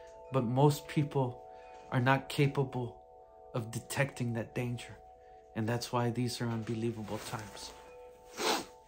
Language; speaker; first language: English; native; English